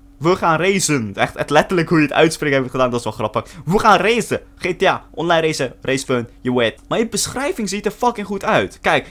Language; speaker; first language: Dutch; early bilingual, other home language; Turkish